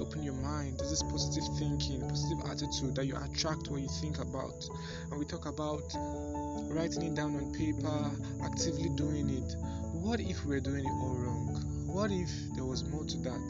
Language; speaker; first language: English; non-native, local second language; Yoruba